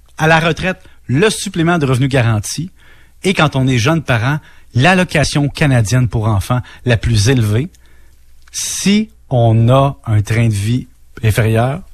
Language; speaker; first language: French; native; French